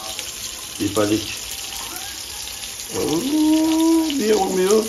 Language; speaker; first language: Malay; non-native, learner; Turkish